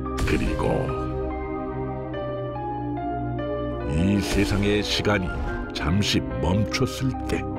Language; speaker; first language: Korean; native; Korean